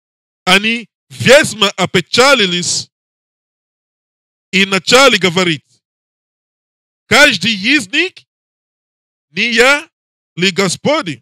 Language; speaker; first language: Russian; non-native, learner; English